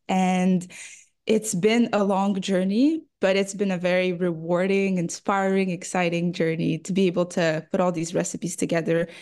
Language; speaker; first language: English; early bilingual, other home language; French